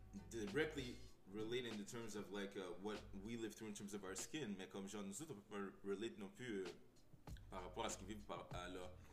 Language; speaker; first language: French; early bilingual, heritage; French